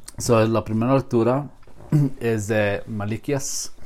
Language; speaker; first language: Spanish; non-native, learner; English